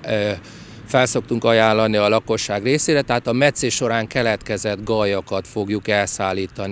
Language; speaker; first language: Hungarian; native; Hungarian